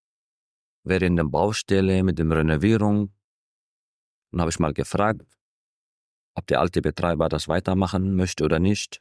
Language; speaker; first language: German; non-native, fluent; Arabic